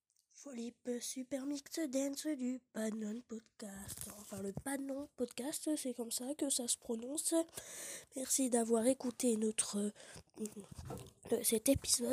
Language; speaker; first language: French; native; French